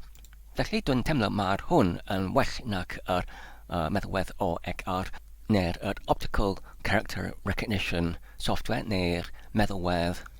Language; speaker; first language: Welsh; non-native, fluent; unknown